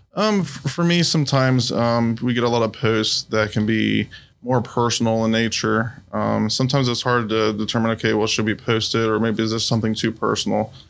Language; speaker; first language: English; native; English